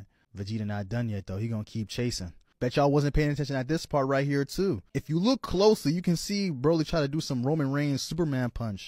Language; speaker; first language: English; native; English